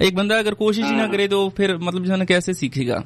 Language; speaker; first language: Hindi; non-native, local second language; Pashto